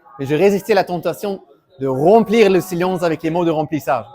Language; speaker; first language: French; non-native, fluent; German